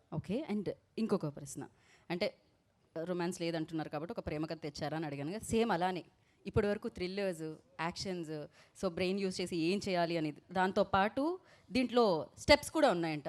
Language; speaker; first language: Telugu; native; Telugu